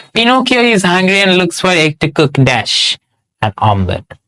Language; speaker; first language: English; non-native, local second language; Bangla